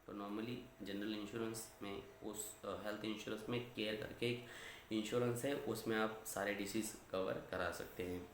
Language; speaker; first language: Hindi; non-native, local second language; Marathi